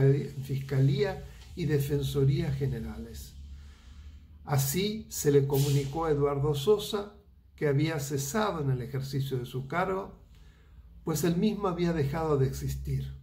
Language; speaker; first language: Spanish; native; Spanish